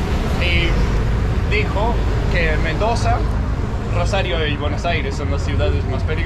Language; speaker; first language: Spanish; non-native, learner; English